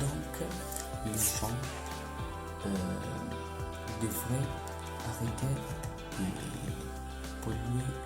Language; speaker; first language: French; non-native, learner; Italian